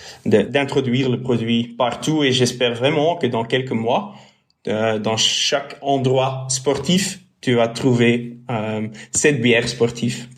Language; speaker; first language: French; non-native, local second language; Dutch